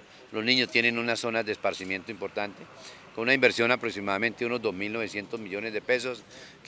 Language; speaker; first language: Spanish; native; Spanish